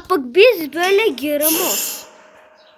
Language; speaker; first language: Bulgarian; non-native, local second language; Turkish